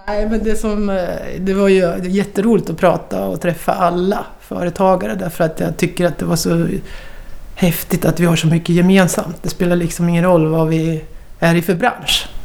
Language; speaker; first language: Swedish; native; Swedish